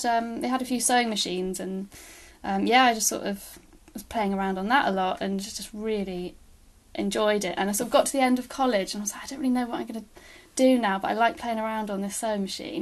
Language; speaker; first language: English; native; English